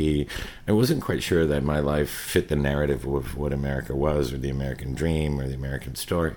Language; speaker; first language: English; native; English